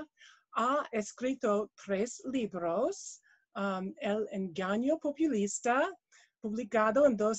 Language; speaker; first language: Spanish; non-native, learner; English